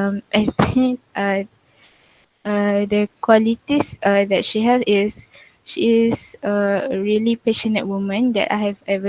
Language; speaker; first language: English; non-native, local second language; Malay